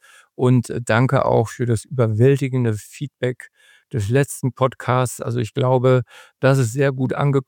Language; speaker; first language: German; native; German